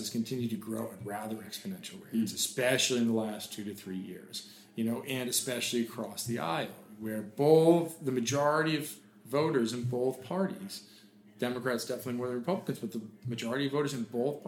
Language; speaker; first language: English; native; English